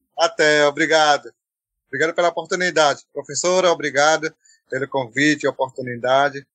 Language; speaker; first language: Portuguese; non-native, local second language; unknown